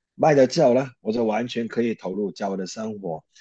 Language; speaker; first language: Chinese; non-native, local second language; Cantonese